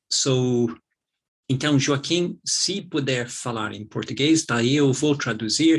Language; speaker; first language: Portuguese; non-native, fluent; English